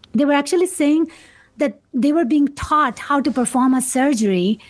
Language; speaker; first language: English; non-native, local second language; Urdu